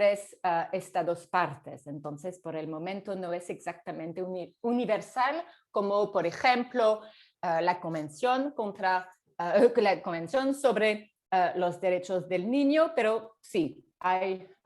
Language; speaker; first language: Spanish; non-native, fluent; French